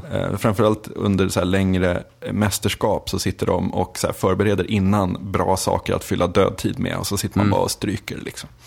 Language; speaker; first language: Swedish; native; Swedish